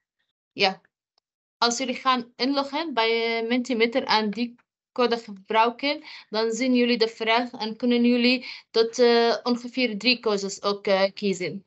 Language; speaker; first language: Dutch; non-native, fluent; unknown